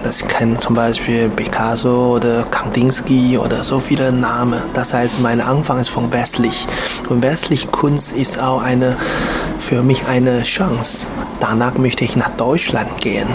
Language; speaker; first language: German; non-native, learner; Chinese